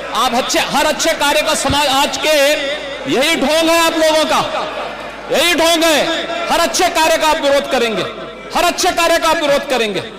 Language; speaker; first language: Hindi; native; Hindi